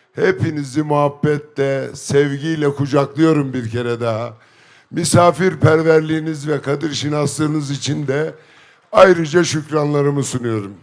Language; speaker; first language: Turkish; native; Turkish